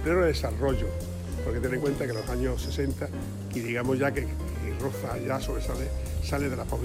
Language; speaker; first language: Spanish; native; Spanish